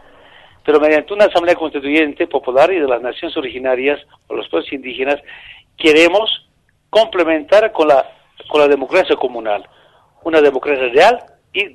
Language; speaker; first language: Spanish; native; Spanish